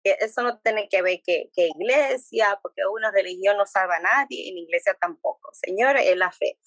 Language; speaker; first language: Spanish; early bilingual, heritage; Spanish